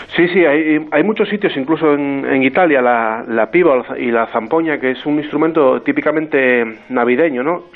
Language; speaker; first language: Spanish; non-native, local second language; Asturian